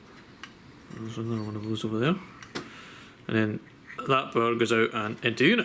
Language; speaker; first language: English; native; English